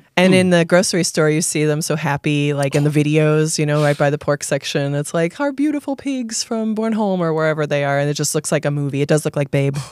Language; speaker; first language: English; native; English